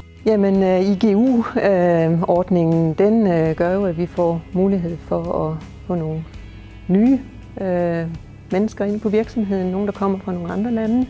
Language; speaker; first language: Danish; native; Danish